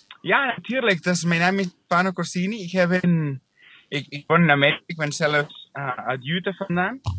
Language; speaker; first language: Dutch; non-native, fluent; English